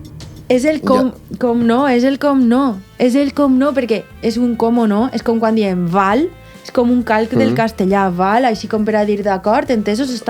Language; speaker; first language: Catalan; native; Catalan